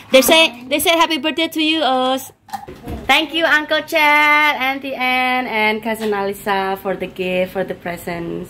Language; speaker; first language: English; non-native, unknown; Javanese